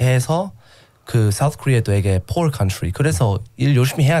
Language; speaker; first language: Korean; non-native, learner; English